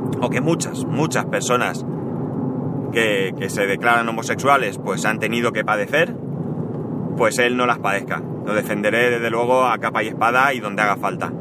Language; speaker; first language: Spanish; native; Spanish